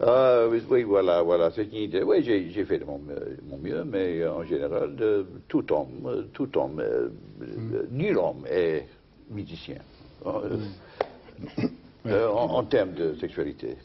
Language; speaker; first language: French; non-native, fluent; English